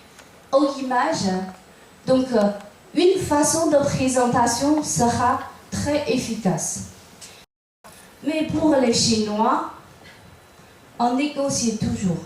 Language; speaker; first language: French; non-native, fluent; Chinese